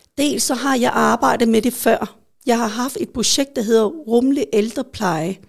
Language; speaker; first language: Danish; early bilingual, other home language; Vietnamese